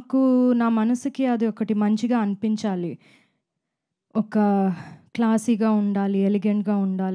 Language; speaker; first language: Telugu; non-native, fluent; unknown